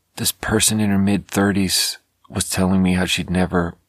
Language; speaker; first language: English; non-native, fluent; Swedish